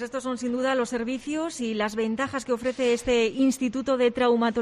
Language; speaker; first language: Spanish; native; Spanish